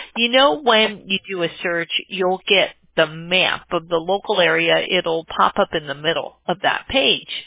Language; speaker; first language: English; native; English